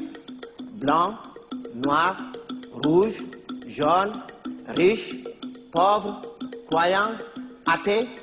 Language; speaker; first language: French; non-native, local second language; Fula